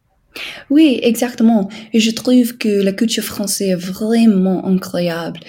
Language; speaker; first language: French; non-native, fluent; English